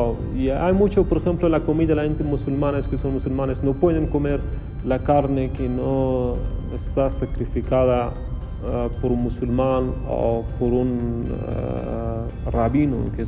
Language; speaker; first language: Spanish; non-native, fluent; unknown